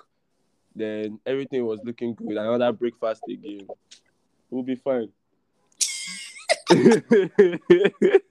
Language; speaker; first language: English; non-native, local second language; Yoruba